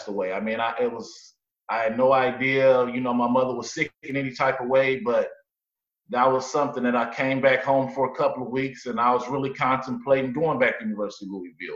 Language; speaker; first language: English; native; English